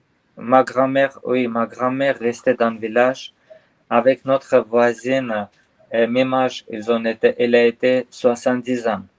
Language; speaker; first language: French; non-native, learner; Armenian